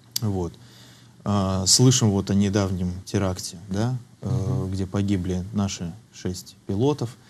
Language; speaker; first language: Russian; native; Russian